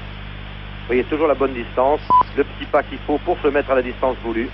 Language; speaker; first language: French; native; French